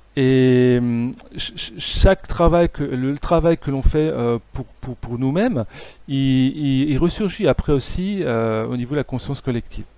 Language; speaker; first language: French; native; French